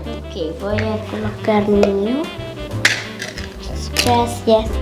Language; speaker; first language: Spanish; early bilingual, heritage; Spanish